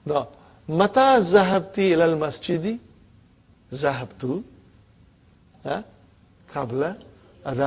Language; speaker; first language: Arabic; non-native, fluent; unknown